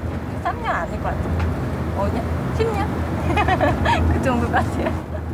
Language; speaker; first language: Korean; non-native, fluent; Vietnamese